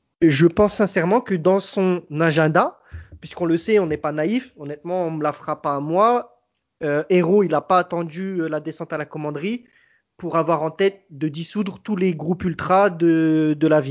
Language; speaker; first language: French; native; French